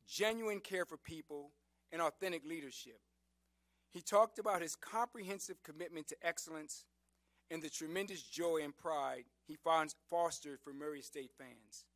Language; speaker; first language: English; native; English